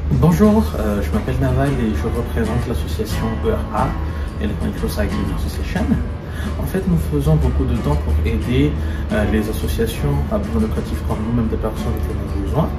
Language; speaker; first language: French; non-native, fluent; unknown